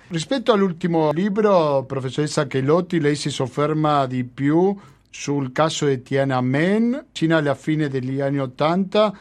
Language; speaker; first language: Italian; native; Italian